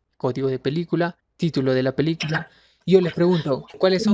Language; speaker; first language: Spanish; native; Spanish